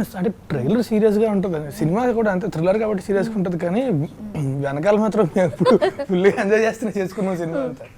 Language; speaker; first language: Telugu; native; Telugu